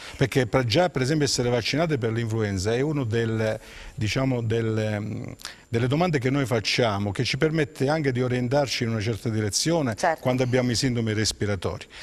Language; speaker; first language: Italian; native; Italian